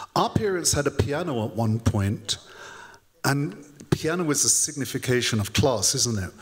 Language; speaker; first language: English; native; English